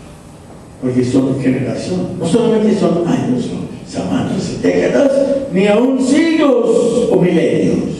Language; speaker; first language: Spanish; non-native, fluent; English